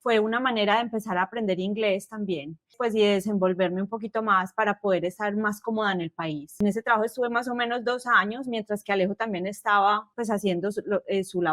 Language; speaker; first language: Spanish; native; Spanish